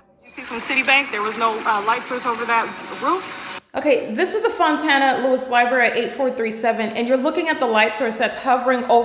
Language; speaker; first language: English; native; English